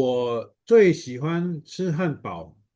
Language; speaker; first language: Chinese; non-native, fluent; Indonesian